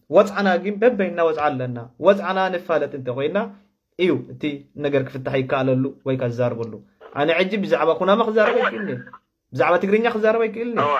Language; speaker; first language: Tigrinya; non-native, local second language; Afar